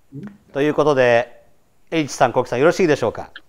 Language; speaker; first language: Japanese; native; Japanese